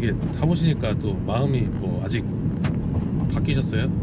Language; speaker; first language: Korean; native; Korean